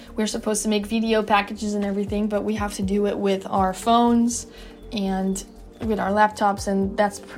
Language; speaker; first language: English; non-native, fluent; Dutch